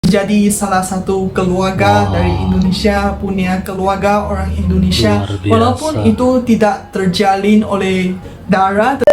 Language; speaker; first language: Indonesian; non-native, fluent; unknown